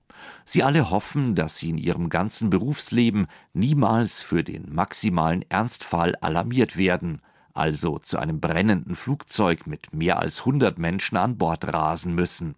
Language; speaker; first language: German; native; German